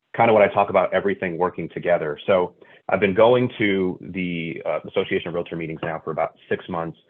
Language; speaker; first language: English; native; English